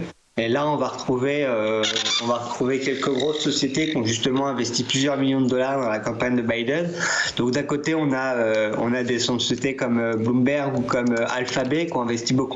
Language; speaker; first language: French; native; French